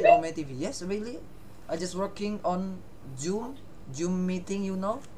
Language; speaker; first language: English; non-native, learner; Thai